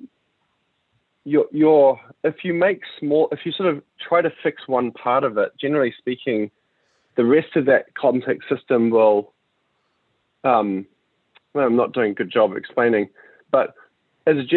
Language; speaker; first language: English; native; English